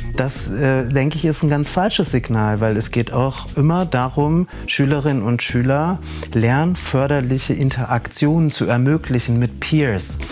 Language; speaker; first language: German; native; German